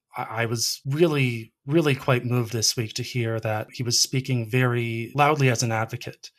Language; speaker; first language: English; native; English